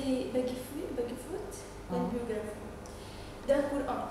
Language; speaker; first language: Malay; non-native, learner; Arabic